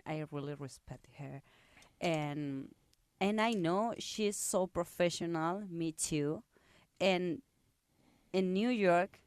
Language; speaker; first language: English; non-native, learner; Spanish